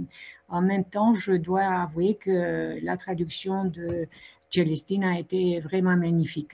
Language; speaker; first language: French; non-native, fluent; Romanian